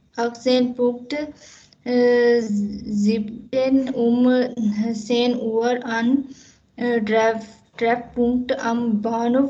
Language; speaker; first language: German; non-native, learner; Urdu